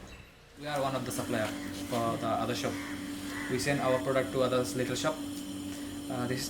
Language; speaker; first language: English; non-native, local second language; Bangla